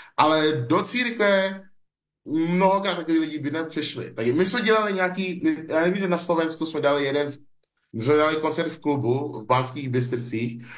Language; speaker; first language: Czech; non-native, fluent; English